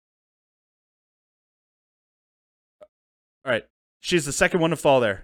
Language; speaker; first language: English; native; English